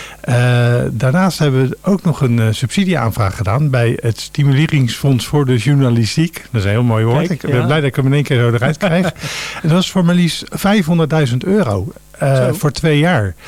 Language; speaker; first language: Dutch; native; Dutch